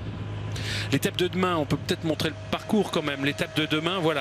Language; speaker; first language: French; native; French